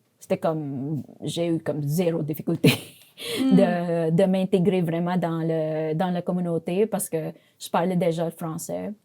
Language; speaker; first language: French; non-native, fluent; Filipino